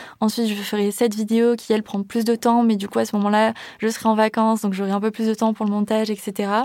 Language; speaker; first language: French; native; French